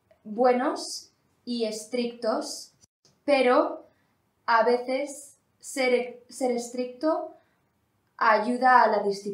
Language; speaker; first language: Spanish; non-native, learner; English